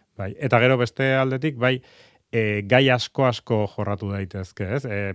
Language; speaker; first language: Basque; native; Basque